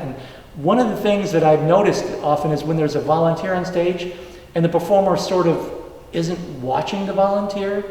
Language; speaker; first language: English; native; English